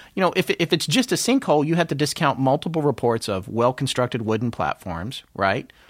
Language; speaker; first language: English; native; English